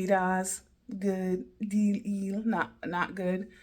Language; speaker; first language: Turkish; non-native, learner; English